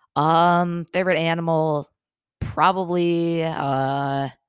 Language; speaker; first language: English; native; English